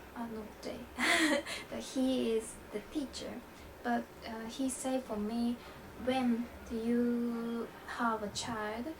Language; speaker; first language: English; non-native, learner; Japanese